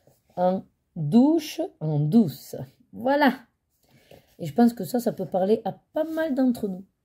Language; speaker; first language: French; native; French